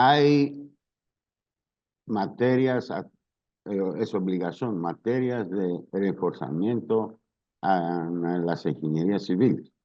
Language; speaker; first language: Spanish; non-native, learner; Greek